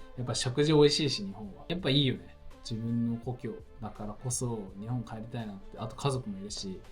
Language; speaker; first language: Japanese; native; Japanese